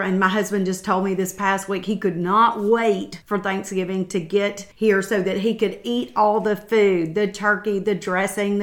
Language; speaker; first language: English; native; English